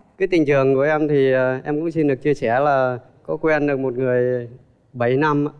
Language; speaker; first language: Vietnamese; native; Vietnamese